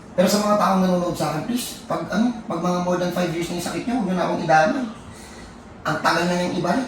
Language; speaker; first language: Filipino; native; Filipino